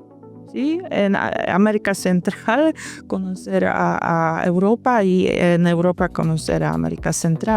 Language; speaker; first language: Spanish; non-native, fluent; Polish